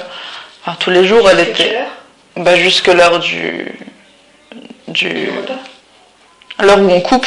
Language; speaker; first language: French; early bilingual, other home language; Arabic